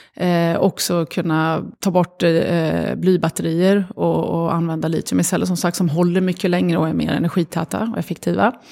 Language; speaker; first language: Swedish; early bilingual, other home language; Arabic